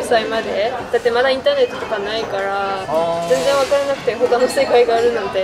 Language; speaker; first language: Japanese; non-native, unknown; French